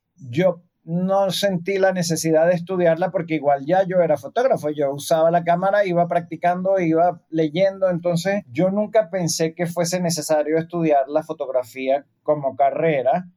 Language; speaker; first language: Spanish; native; Spanish